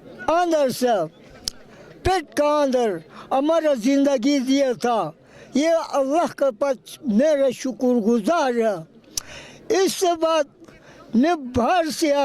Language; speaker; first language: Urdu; non-native, local second language; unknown